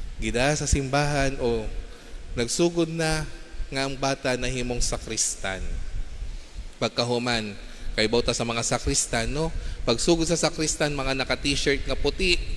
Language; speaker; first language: Cebuano; non-native, local second language; Filipino